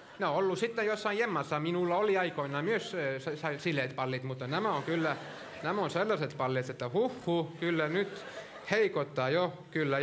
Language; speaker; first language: Finnish; non-native, local second language; Swedish